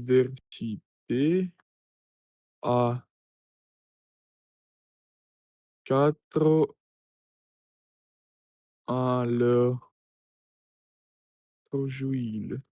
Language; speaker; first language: French; non-native, learner; Russian